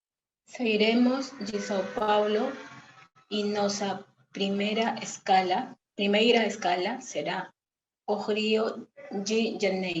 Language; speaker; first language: Portuguese; non-native, learner; Spanish